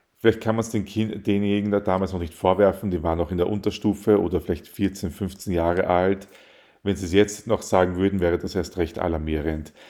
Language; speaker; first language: German; early bilingual, other home language; Arabic